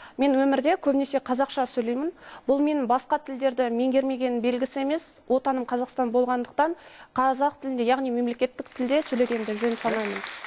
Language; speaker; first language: Kazakh; non-native, local second language; Russian